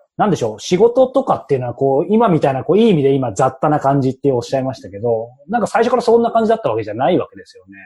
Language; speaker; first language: Japanese; native; Japanese